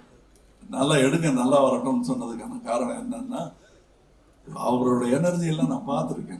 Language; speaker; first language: Tamil; native; Tamil